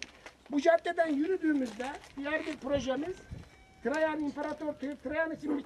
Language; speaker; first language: Turkish; native; Turkish